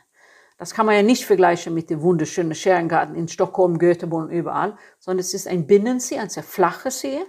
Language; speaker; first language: German; non-native, fluent; Swedish